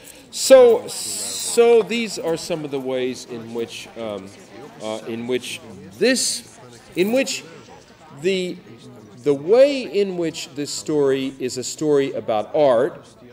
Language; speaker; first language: English; native; English